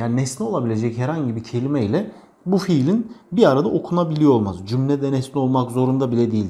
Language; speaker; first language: Turkish; native; Turkish